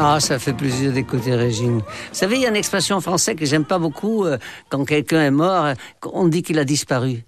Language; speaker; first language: French; non-native, fluent; Dutch